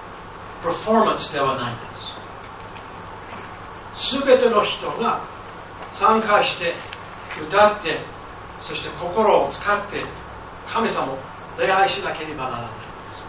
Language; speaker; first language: Japanese; non-native, fluent; English